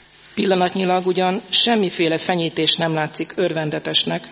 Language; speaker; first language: Hungarian; native; Hungarian